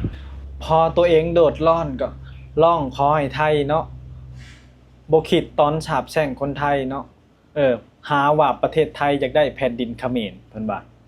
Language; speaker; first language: Thai; non-native, local second language; Lao